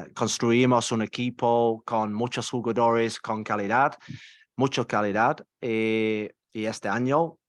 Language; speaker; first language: Spanish; non-native, learner; English